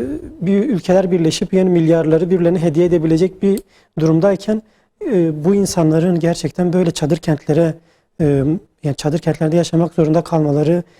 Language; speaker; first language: Turkish; native; Turkish